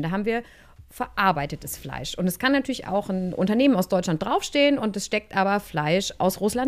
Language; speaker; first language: German; native; German